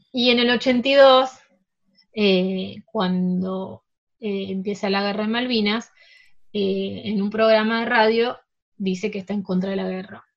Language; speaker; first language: Spanish; early bilingual, heritage; Spanish